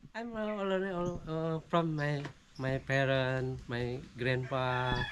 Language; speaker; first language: English; non-native, learner; Balinese